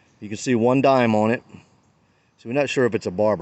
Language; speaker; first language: English; native; English